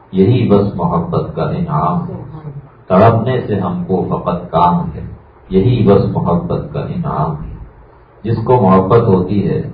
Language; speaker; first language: Urdu; native; Urdu